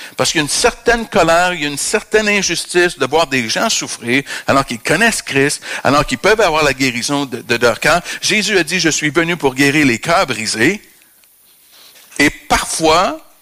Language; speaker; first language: French; native; French